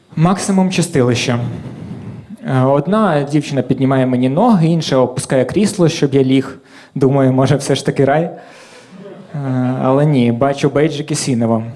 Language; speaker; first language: Ukrainian; native; Ukrainian